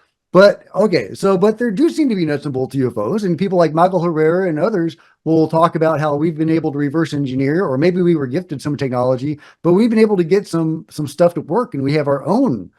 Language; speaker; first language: English; native; English